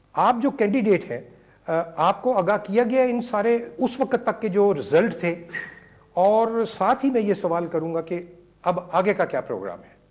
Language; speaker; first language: Urdu; non-native, local second language; Punjabi